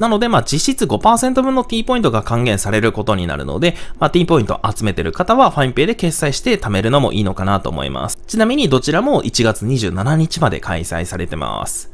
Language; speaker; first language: Japanese; native; Japanese